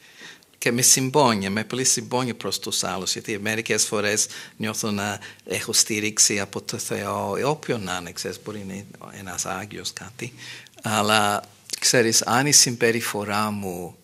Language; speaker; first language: Greek; non-native, fluent; English